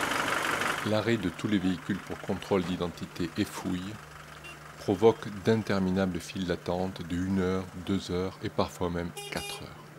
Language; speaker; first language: French; native; French